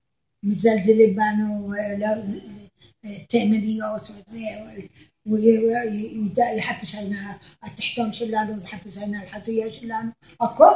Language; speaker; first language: Hebrew; non-native, learner; Arabic